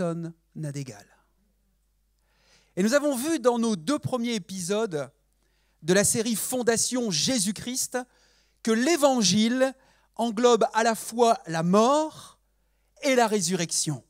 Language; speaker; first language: French; native; French